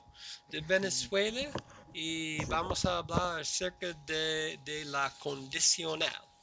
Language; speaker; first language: Spanish; non-native, learner; English